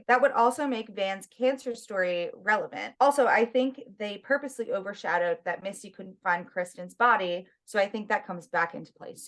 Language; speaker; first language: English; native; English